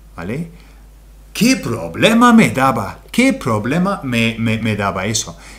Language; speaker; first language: Spanish; non-native, fluent; English